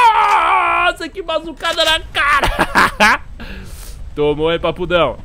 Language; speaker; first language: Portuguese; native; Portuguese